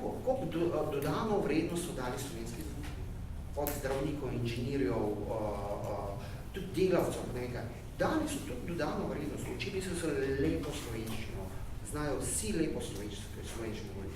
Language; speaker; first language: Slovenian; early bilingual, heritage; Arabic